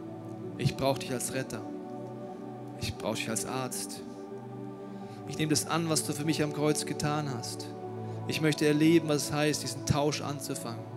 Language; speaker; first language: German; native; German